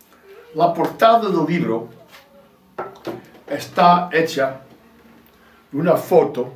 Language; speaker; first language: Spanish; non-native, fluent; English